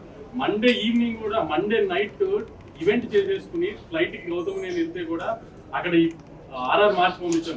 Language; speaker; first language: Telugu; native; Telugu